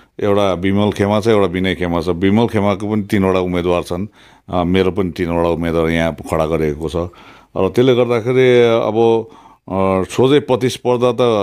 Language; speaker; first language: Nepali; native; Nepali